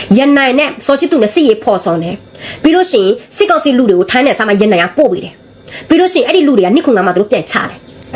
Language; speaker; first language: Burmese; non-native, local second language; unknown